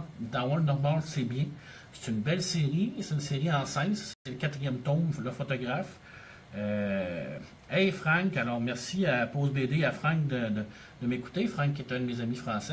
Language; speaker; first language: French; native; French